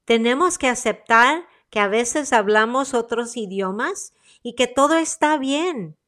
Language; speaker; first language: Spanish; native; Spanish